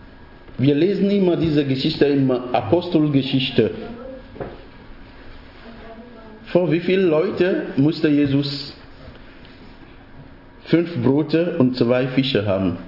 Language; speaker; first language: German; non-native, fluent; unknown